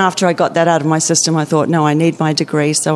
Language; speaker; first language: English; native; English